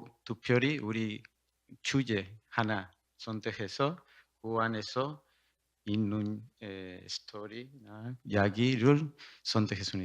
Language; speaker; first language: Korean; non-native, learner; Spanish